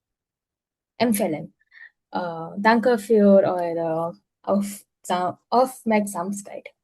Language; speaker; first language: German; non-native, learner; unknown